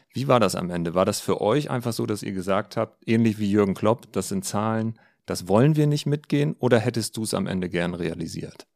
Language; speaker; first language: German; native; German